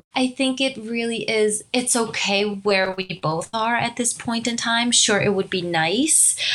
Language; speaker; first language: English; non-native, fluent; Romanian